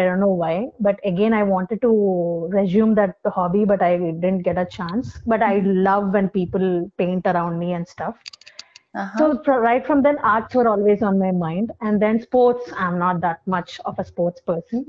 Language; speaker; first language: English; non-native, local second language; Telugu